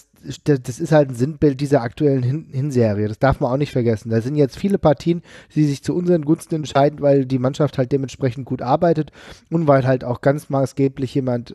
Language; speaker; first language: German; native; German